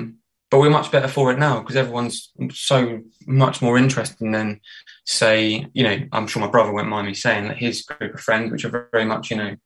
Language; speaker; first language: English; native; English